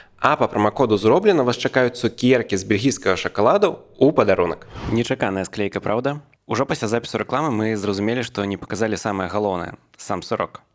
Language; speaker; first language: Belarusian; native; Belarusian